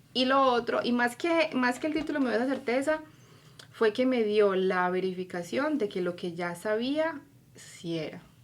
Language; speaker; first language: Spanish; native; Spanish